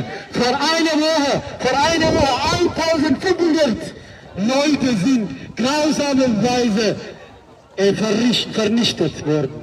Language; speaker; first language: German; non-native, fluent; Amharic